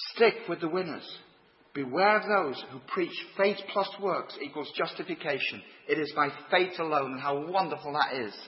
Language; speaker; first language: English; native; English